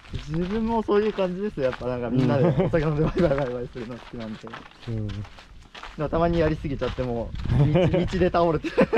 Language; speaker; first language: Japanese; native; Japanese